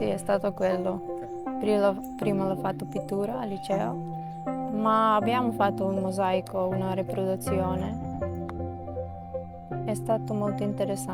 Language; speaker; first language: Italian; non-native, fluent; Macedonian